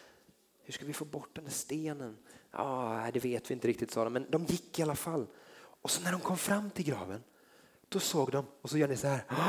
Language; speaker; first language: Swedish; native; Swedish